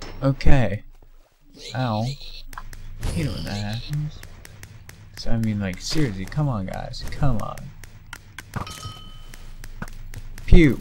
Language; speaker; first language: English; native; English